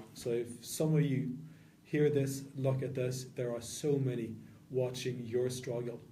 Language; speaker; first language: English; non-native, fluent; Norwegian